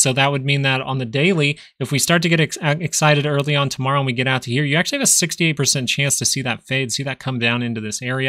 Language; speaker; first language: English; native; English